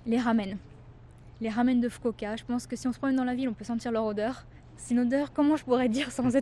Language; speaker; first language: French; native; French